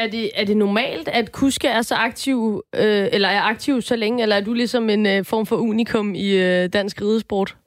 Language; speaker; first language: Danish; native; Danish